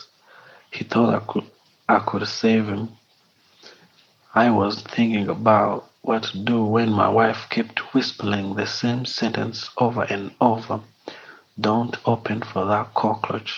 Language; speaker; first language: English; non-native, local second language; Kinyarwanda